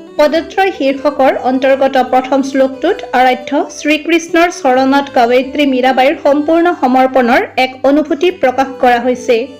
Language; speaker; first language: Assamese; native; Assamese